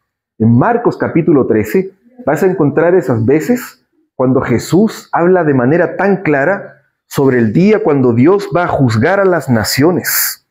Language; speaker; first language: Spanish; native; Spanish